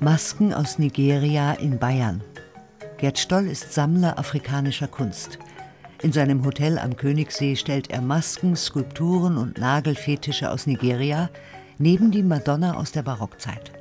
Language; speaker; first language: German; native; German